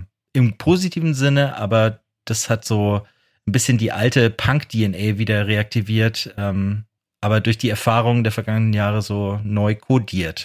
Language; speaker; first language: German; native; German